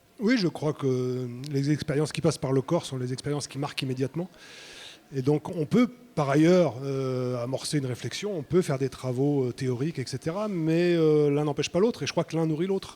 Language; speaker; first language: French; native; French